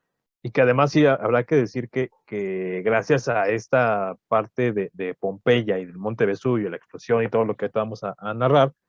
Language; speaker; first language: Spanish; native; Spanish